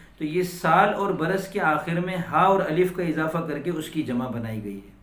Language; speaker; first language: Urdu; native; Urdu